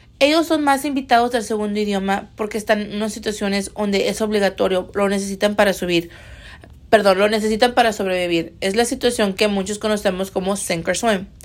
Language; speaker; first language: Spanish; early bilingual, heritage; Spanish